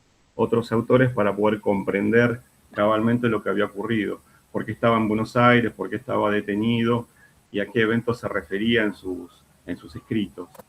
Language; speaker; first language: Spanish; native; Spanish